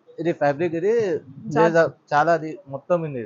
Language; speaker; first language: Telugu; non-native, local second language; Urdu